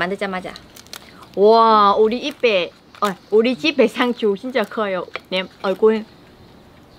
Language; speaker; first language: Korean; non-native, learner; Vietnamese